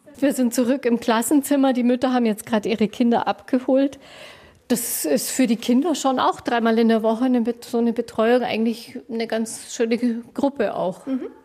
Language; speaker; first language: German; native; German